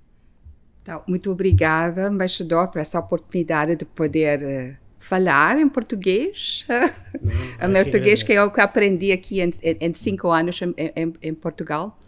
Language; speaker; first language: Portuguese; non-native, fluent; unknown